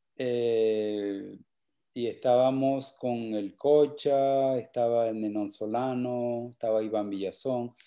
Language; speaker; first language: Spanish; native; Spanish